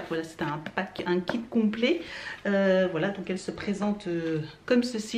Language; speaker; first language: French; native; French